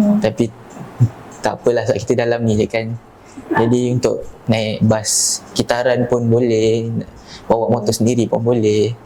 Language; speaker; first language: Malay; native; Malay